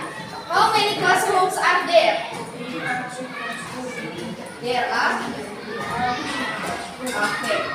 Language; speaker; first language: English; non-native, learner; Indonesian